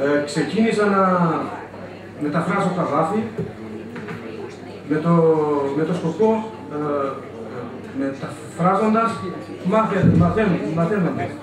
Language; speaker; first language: Greek; non-native, fluent; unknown